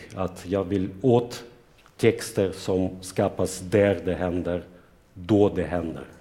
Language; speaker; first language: Swedish; non-native, fluent; Russian